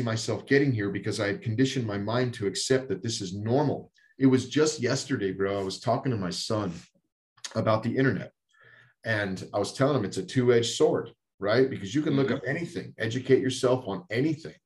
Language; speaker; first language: English; native; English